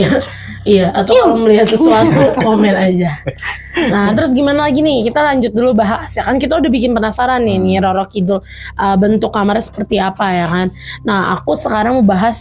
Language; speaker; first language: Indonesian; native; Indonesian